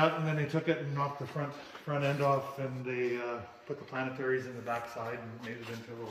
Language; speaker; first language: English; native; English